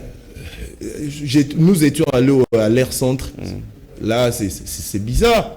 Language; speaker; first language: French; non-native, local second language; Lingala